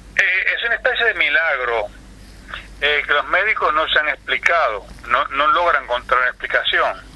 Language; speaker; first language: Spanish; native; Spanish